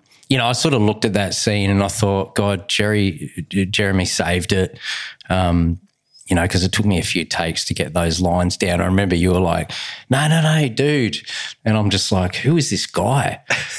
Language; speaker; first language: English; native; English